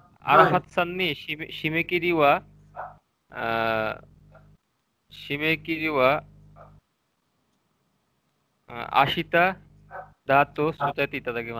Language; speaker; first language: Japanese; non-native, learner; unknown